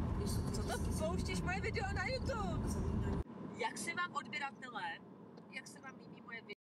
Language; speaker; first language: Czech; native; Czech